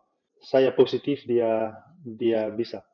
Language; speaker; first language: Indonesian; non-native, fluent; Dutch